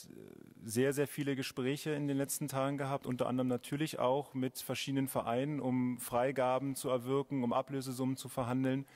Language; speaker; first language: German; native; German